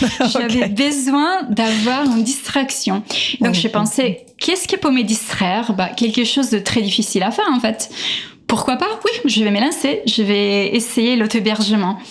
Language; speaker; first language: French; non-native, fluent; Italian